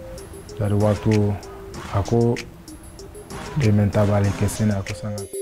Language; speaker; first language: Indonesian; non-native, fluent; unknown